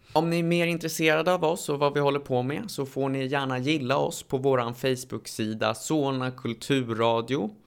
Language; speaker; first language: Swedish; native; Swedish